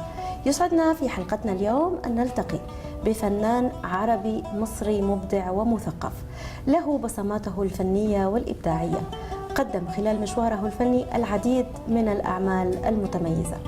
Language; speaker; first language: Arabic; native; Arabic